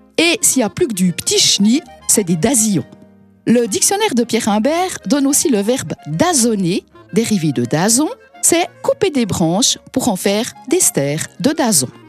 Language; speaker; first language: French; native; French